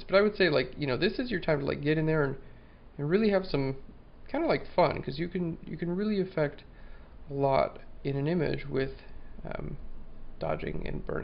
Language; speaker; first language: English; native; English